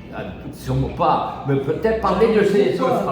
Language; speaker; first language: French; non-native, learner; German